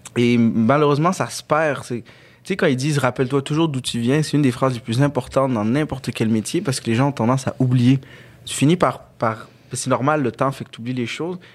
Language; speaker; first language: French; early bilingual, other home language; Arabic